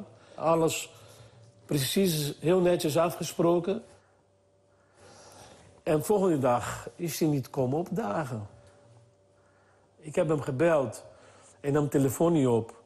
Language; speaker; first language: Dutch; non-native, fluent; Portuguese